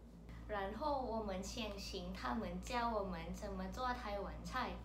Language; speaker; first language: Chinese; non-native, learner; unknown